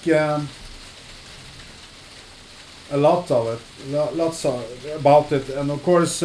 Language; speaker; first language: English; non-native, fluent; Swedish